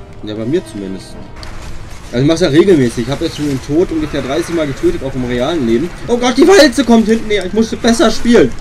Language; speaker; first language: German; native; German